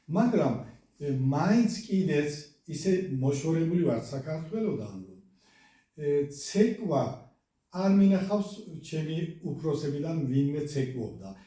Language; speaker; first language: Georgian; early bilingual, heritage; Georgian